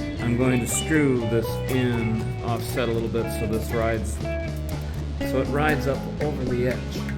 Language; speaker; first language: English; native; English